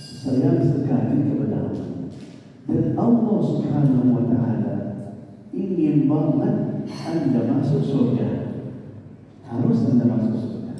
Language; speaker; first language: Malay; non-native, fluent; Arabic